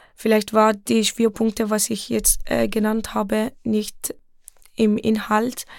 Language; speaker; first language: German; non-native, fluent; Persian